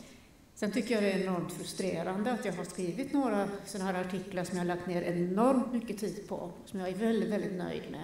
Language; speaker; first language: Swedish; native; Swedish